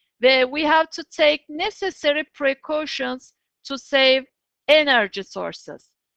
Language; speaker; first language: English; non-native, fluent; Turkish